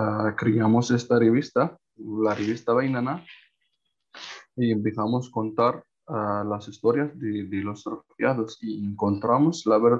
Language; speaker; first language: Spanish; non-native, learner; Arabic